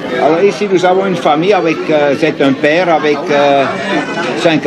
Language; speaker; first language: French; non-native, fluent; Swiss German